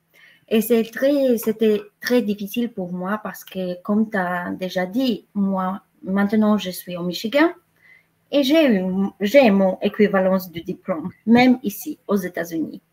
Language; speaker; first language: French; non-native, fluent; Polish